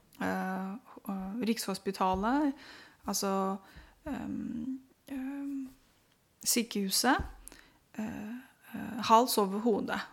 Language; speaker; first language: Norwegian; non-native, fluent; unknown